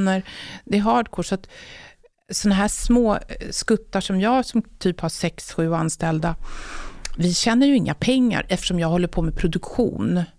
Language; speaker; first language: Swedish; native; Swedish